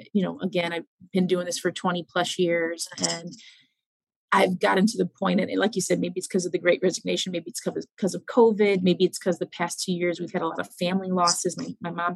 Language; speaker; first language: English; native; English